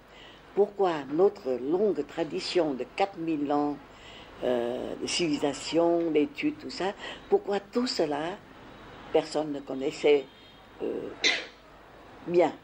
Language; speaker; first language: French; non-native, fluent; Vietnamese